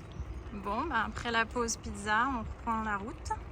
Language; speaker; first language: French; native; French